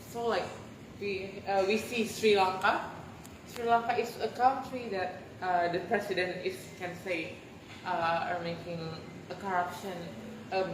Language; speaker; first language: English; non-native, learner; Indonesian